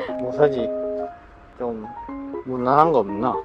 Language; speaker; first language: Korean; native; Korean